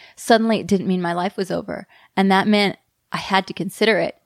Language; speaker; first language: English; native; English